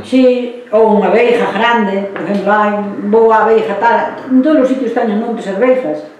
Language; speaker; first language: Galician; native; Galician